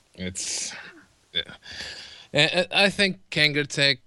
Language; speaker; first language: English; non-native, fluent; Portuguese